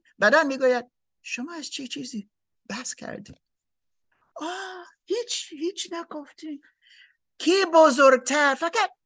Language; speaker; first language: Persian; non-native, learner; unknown